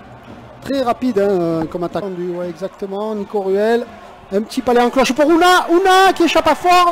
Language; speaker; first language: French; native; French